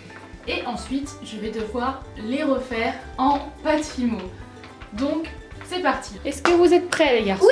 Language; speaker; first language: French; native; French